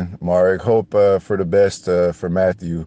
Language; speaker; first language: Dutch; non-native, learner; English